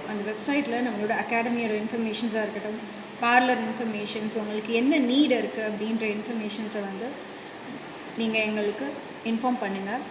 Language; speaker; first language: Tamil; native; Tamil